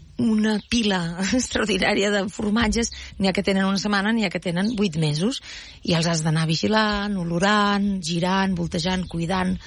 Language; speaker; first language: Catalan; native; Catalan